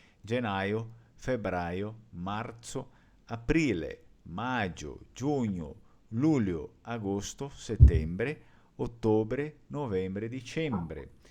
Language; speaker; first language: Italian; non-native, fluent; Portuguese